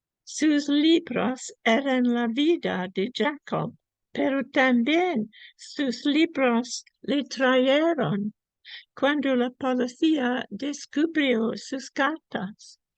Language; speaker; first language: Spanish; non-native, fluent; English